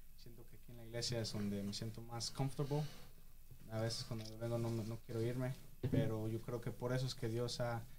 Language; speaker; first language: Spanish; early bilingual, heritage; Spanish